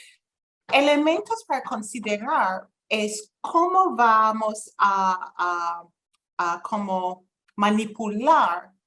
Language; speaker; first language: Spanish; non-native, fluent; English